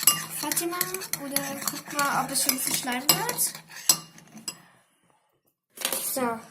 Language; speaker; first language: German; native; German